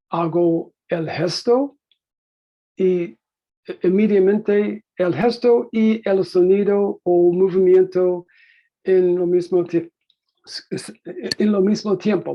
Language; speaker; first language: Spanish; non-native, learner; English